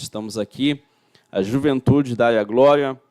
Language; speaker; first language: Portuguese; native; Portuguese